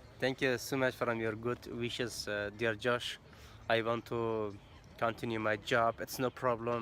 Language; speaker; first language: English; non-native, learner; Persian